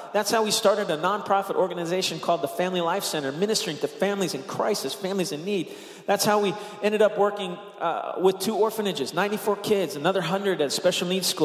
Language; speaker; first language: English; native; English